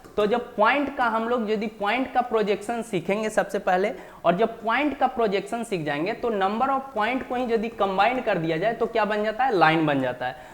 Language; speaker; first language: Hindi; native; Hindi